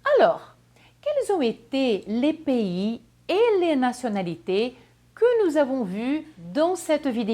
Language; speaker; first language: French; non-native, fluent; Portuguese